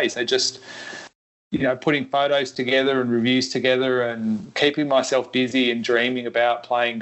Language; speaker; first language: English; native; English